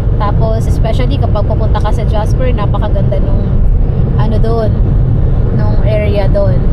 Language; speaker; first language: Filipino; native; Filipino